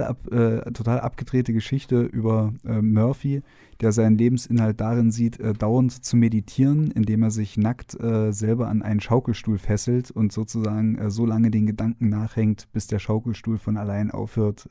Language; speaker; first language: German; native; German